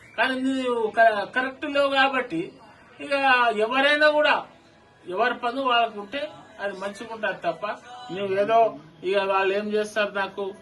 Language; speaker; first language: Telugu; non-native, local second language; Lambadi